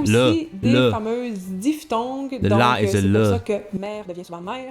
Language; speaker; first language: French; native; French